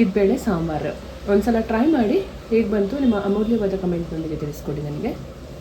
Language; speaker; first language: Kannada; native; Kannada